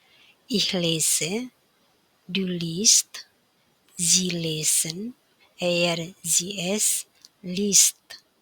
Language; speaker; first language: German; non-native, fluent; Indonesian